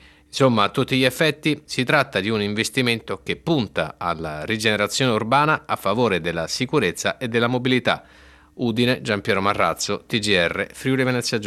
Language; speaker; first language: Italian; native; Italian